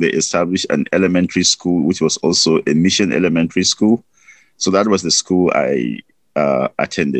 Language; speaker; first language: English; non-native, local second language; Hausa